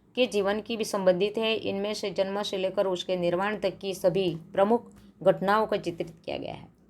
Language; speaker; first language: Hindi; non-native, local second language; Gujarati